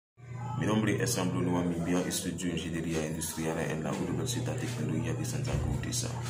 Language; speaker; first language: Spanish; non-native, learner; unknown